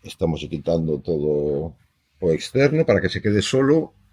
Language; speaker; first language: Spanish; non-native, local second language; Galician